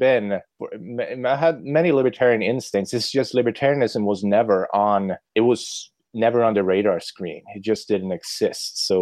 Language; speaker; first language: English; non-native, fluent; Swedish